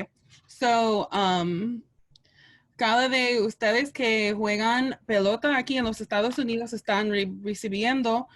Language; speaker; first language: Spanish; non-native, learner; English